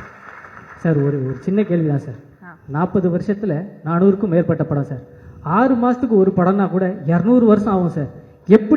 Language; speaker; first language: Tamil; native; Tamil